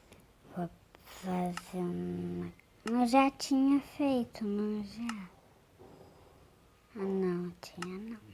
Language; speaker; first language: Portuguese; native; Portuguese